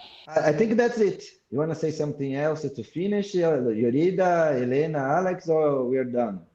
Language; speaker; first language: English; non-native, fluent; Portuguese